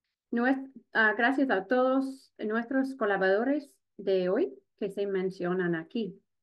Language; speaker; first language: Spanish; non-native, fluent; English